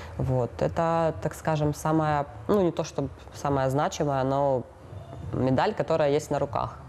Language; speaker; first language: Russian; native; Russian